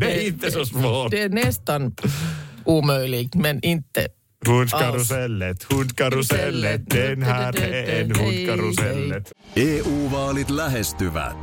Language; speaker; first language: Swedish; non-native, learner; Finnish